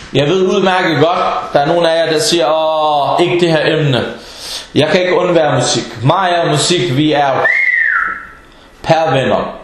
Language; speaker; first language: Danish; non-native, fluent; Arabic